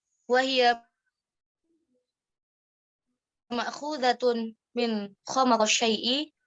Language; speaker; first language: Arabic; non-native, learner; Indonesian